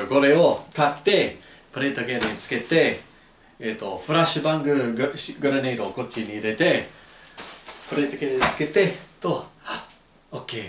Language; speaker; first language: Japanese; non-native, learner; English